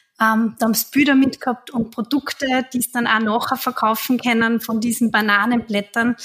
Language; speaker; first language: German; native; German